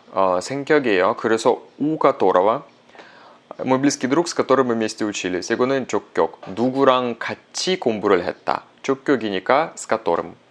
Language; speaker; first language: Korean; non-native, fluent; Russian